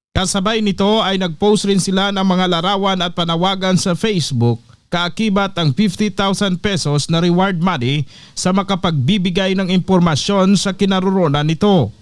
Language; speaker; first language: Filipino; native; Filipino